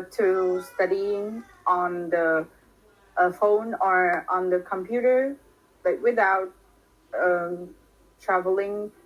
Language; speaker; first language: English; non-native, fluent; Vietnamese